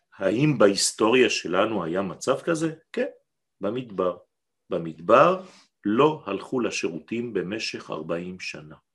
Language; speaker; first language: Hebrew; non-native, fluent; French